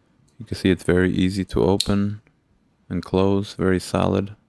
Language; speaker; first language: English; native; English